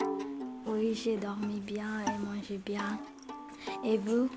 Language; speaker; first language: French; non-native, learner; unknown